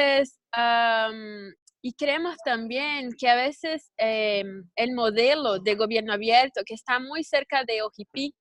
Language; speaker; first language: Spanish; non-native, learner; Portuguese